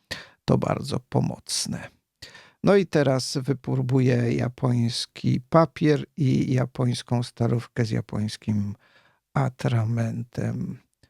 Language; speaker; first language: Polish; native; Polish